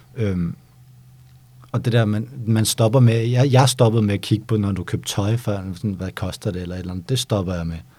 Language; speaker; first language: Danish; early bilingual, other home language; Bosnian